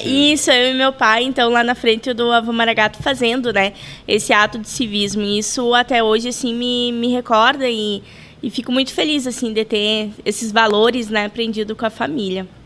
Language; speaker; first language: Portuguese; native; Portuguese